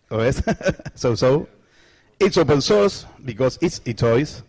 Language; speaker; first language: English; non-native, learner; Spanish